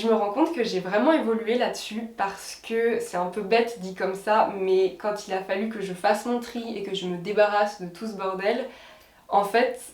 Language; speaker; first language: French; native; French